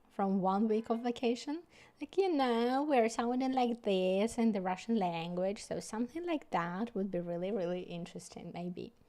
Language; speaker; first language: English; non-native, fluent; Russian